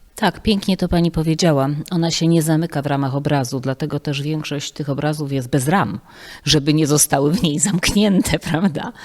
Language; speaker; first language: Polish; native; Polish